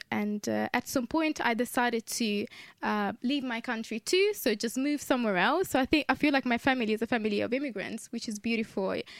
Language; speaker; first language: English; non-native, fluent; Italian